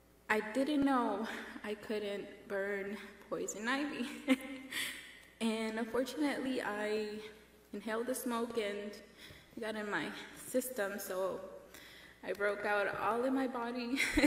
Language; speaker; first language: English; native; English